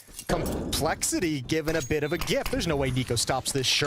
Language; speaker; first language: English; native; English